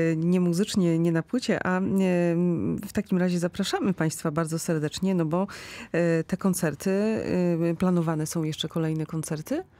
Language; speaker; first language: Polish; native; Polish